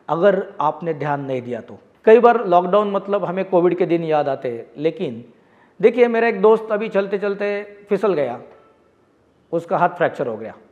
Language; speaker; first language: Hindi; non-native, local second language; Marathi